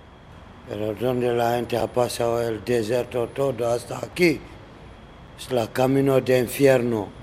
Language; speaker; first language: Spanish; non-native, learner; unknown